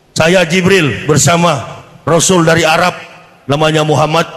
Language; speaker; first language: Indonesian; native; Indonesian